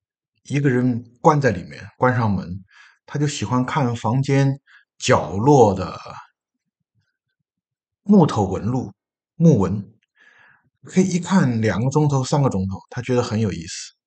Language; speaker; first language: Chinese; native; Chinese